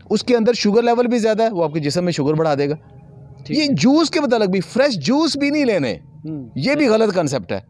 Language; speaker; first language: Urdu; non-native, local second language; Punjabi